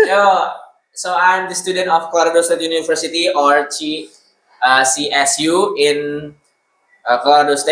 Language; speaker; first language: English; non-native, learner; Indonesian